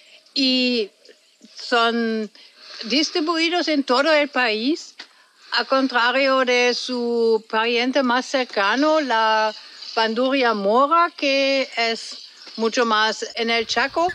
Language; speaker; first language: Spanish; non-native, fluent; German